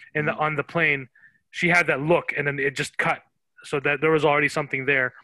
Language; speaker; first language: English; non-native, local second language; Filipino